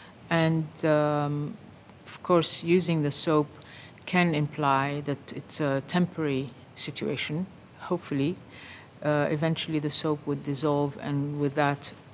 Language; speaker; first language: English; non-native, fluent; Arabic